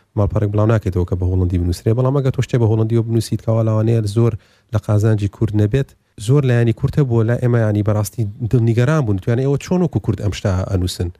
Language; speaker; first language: Central Kurdish; early bilingual, heritage; Central Kurdish